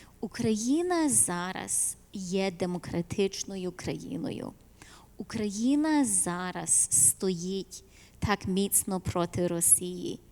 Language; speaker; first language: Ukrainian; early bilingual, heritage; Ukrainian